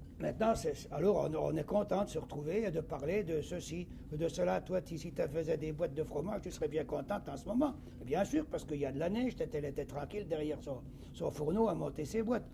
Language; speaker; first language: French; native; French